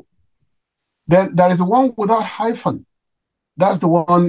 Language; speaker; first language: English; non-native, local second language; Yoruba